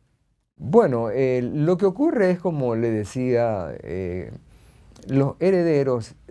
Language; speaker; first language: Spanish; native; Spanish